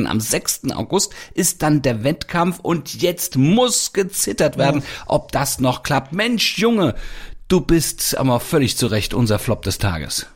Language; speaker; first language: German; native; German